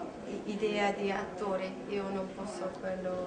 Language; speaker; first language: Italian; non-native, learner; Armenian